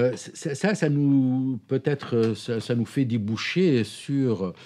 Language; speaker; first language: French; non-native, local second language; Arabic